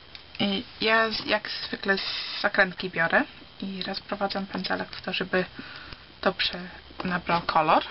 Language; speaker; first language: Polish; early bilingual, heritage; Polish